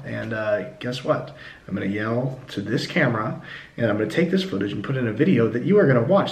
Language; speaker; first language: English; native; English